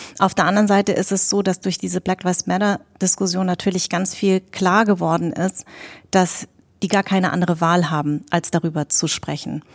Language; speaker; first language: German; native; German